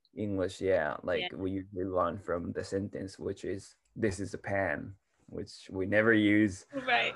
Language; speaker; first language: English; non-native, learner; Japanese